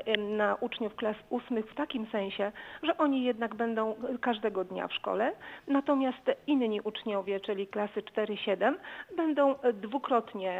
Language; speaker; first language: Polish; native; Polish